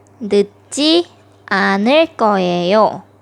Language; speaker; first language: Korean; non-native, fluent; Thai